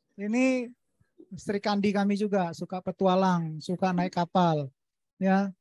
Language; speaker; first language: Indonesian; native; Indonesian